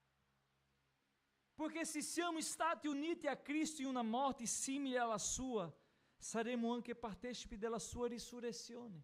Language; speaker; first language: Italian; non-native, fluent; Portuguese